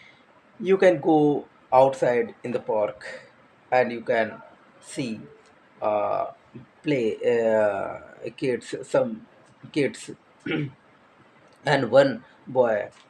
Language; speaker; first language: English; non-native, learner; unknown